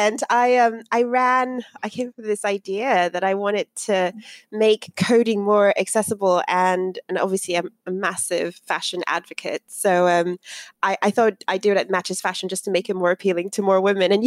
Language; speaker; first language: English; non-native, local second language; Yoruba